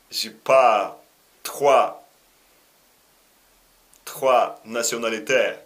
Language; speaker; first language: French; non-native, learner; Russian